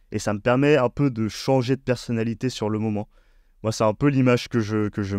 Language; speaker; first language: French; native; French